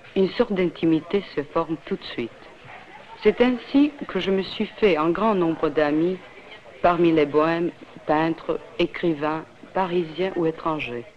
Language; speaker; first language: French; non-native, fluent; Serbian